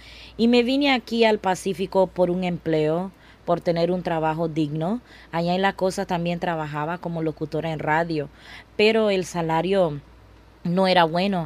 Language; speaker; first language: Spanish; non-native, local second language; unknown